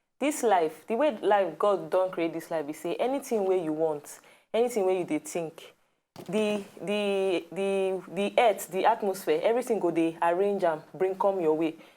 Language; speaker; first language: Nigerian Pidgin; native; Nigerian Pidgin